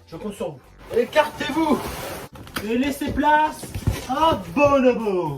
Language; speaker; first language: French; native; French